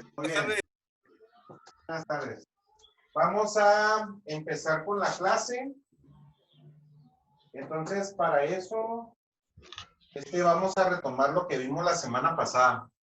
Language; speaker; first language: Spanish; native; Spanish